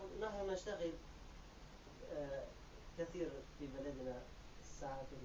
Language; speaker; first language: Arabic; non-native, learner; Turkish